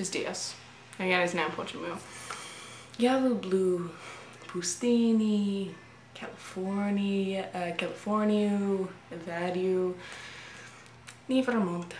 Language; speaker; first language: Russian; non-native, learner; English